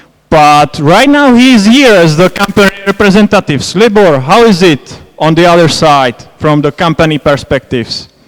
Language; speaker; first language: English; non-native, fluent; Czech